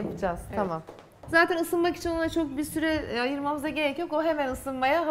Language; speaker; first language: Turkish; native; Turkish